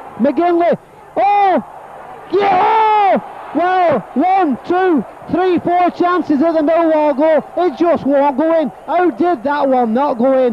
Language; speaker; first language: English; native; English